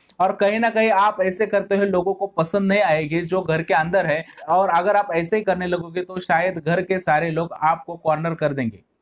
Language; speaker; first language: Hindi; non-native, local second language; Marathi